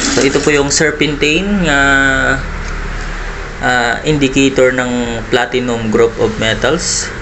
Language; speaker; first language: Filipino; non-native, local second language; Iloko